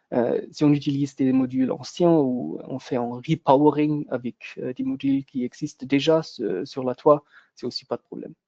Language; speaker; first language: French; non-native, local second language; German